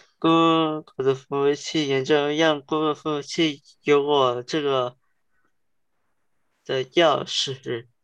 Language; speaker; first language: Chinese; early bilingual, heritage; Chinese